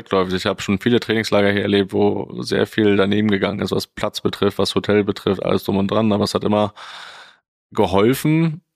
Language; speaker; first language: German; native; German